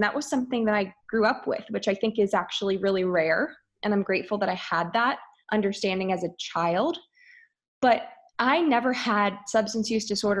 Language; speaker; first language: English; native; English